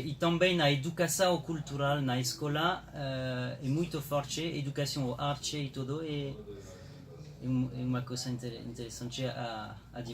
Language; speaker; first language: Portuguese; non-native, learner; French